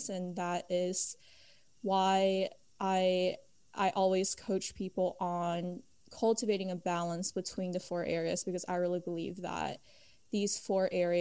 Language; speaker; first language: English; early bilingual, other home language; Chinese